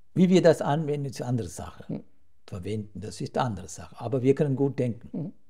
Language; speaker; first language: German; non-native, fluent; Sinhala